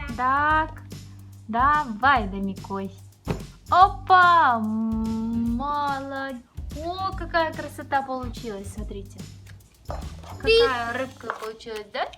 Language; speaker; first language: Russian; non-native, local second language; Kazakh